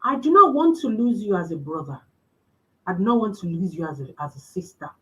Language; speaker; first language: English; non-native, local second language; Yoruba